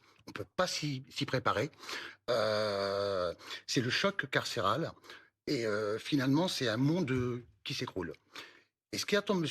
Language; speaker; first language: French; native; French